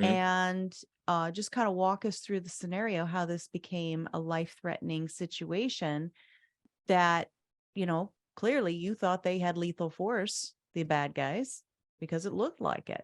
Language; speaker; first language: English; native; English